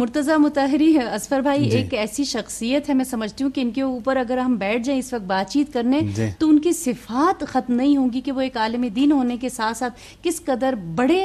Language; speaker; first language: Urdu; native; Urdu